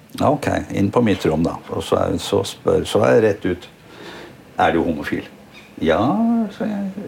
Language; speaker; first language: Norwegian; native; Norwegian